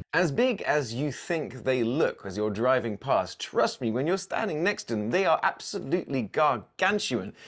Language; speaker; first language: English; native; English